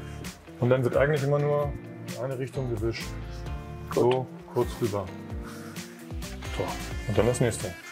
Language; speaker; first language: German; native; German